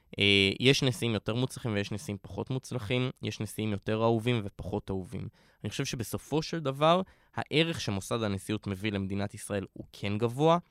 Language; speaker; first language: Hebrew; native; Hebrew